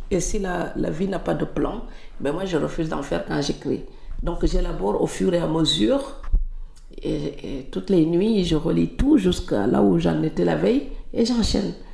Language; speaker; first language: French; non-native, local second language; Serer